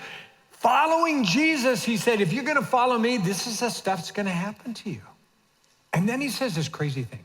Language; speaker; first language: English; native; English